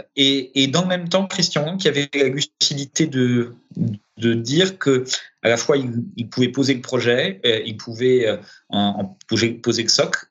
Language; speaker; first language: French; early bilingual, other home language; Romanian